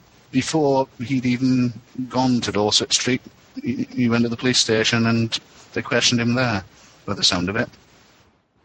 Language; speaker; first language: English; native; English